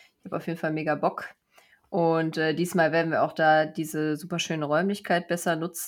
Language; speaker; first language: German; native; German